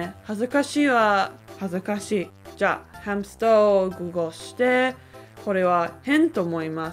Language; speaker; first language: Japanese; non-native, learner; English